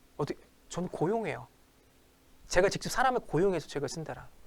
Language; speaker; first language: Korean; native; Korean